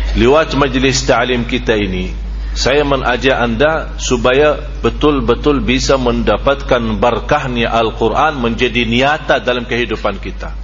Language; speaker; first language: Indonesian; non-native, fluent; Arabic